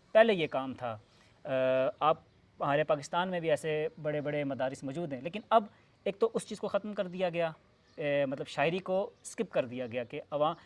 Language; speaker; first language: Urdu; non-native, local second language; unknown